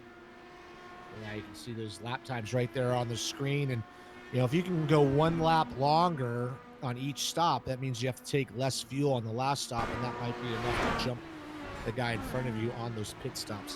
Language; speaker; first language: English; native; English